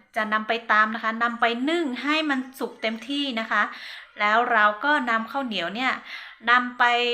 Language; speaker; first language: Thai; non-native, local second language; Hmong